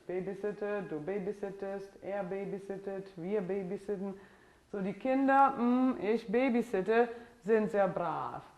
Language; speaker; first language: German; non-native, fluent; English